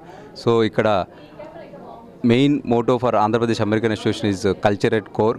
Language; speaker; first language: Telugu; native; Telugu